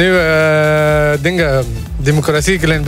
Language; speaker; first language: Dutch; non-native, learner; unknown